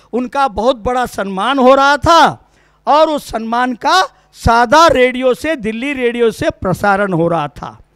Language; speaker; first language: Hindi; non-native, local second language; Kannada